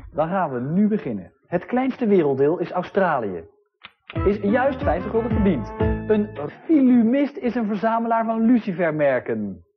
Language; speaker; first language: Dutch; native; Dutch